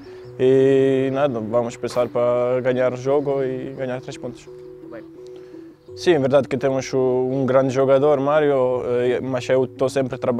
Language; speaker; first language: Portuguese; non-native, fluent; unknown